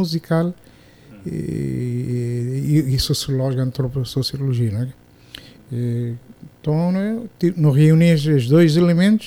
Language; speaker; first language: Portuguese; non-native, local second language; Kabuverdianu